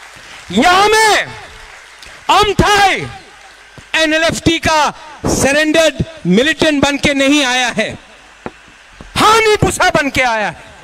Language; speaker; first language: Hindi; non-native, local second language; Kok Borok